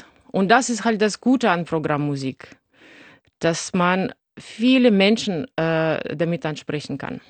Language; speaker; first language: German; non-native, fluent; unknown